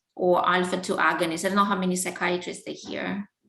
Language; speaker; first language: English; non-native, fluent; Russian